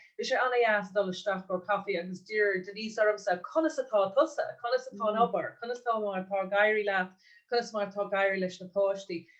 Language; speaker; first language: Irish; non-native, local second language; English